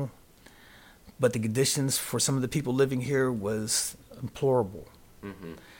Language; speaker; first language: English; native; English